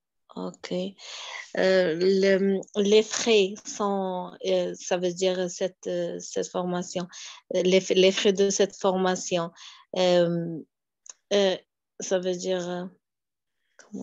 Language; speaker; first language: French; non-native, learner; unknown